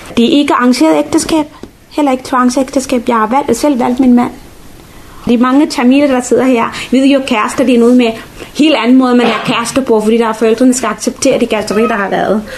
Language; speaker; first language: Danish; non-native, fluent; Tamil